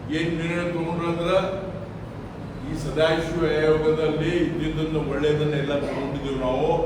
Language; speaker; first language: Kannada; non-native, local second language; Lambadi